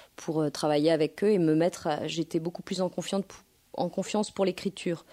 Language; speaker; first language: French; native; French